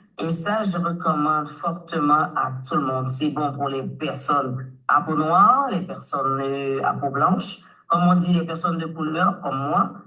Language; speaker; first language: French; non-native, local second language; Haitian Creole